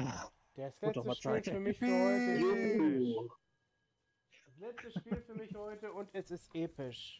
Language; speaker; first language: German; native; German